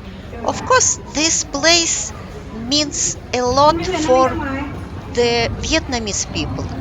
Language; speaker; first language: English; non-native, fluent; Russian